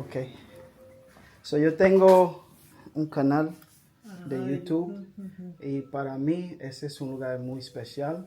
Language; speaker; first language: Spanish; non-native, learner; English